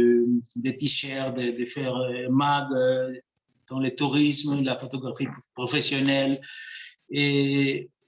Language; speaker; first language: French; non-native, fluent; Spanish